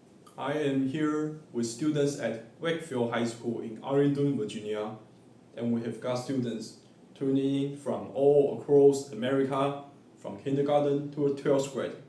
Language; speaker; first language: English; non-native, learner; Chinese